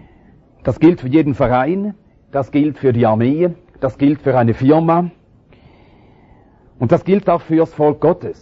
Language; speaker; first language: German; native; German